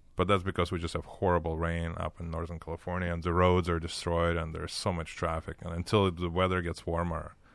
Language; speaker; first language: English; early bilingual, other home language; Ukrainian